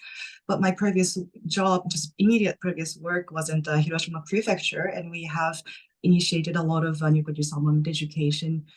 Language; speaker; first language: English; non-native, fluent; Japanese